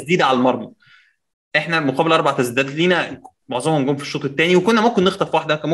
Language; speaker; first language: Arabic; native; Arabic